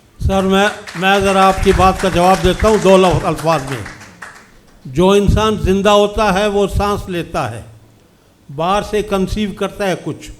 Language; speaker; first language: Urdu; non-native, local second language; Brahui